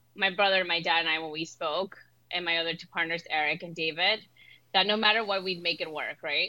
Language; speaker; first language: English; early bilingual, other home language; Spanish